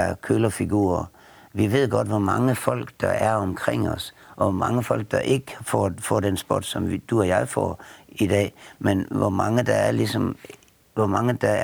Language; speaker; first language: Danish; native; Danish